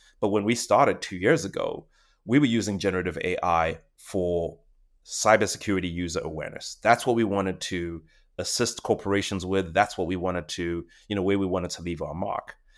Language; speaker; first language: English; non-native, local second language; Shona